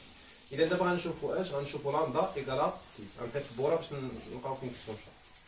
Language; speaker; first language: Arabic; native; Arabic